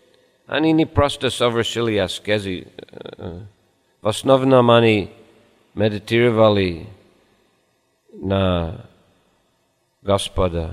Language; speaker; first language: Russian; non-native, fluent; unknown